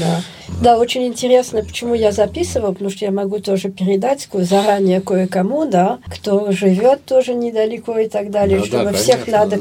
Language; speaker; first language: Russian; early bilingual, heritage; Russian